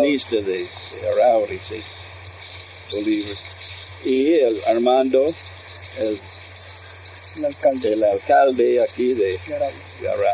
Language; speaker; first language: Spanish; non-native, fluent; English